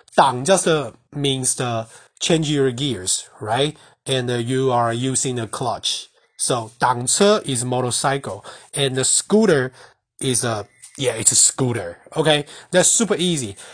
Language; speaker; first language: English; non-native, fluent; Chinese